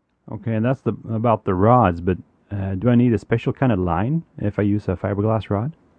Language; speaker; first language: English; non-native, fluent; Swedish